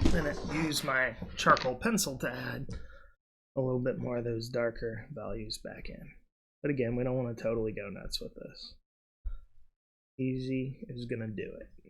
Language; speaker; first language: English; native; English